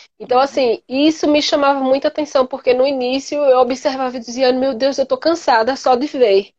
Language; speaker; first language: Portuguese; native; Portuguese